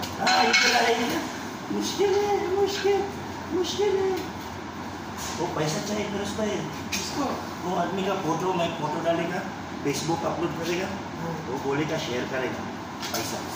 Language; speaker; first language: Hindi; non-native, learner; Filipino